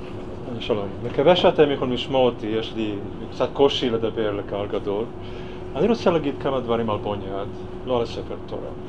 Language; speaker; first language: Hebrew; non-native, fluent; Hungarian